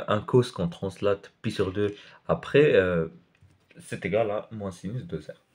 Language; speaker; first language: French; non-native, local second language; Arabic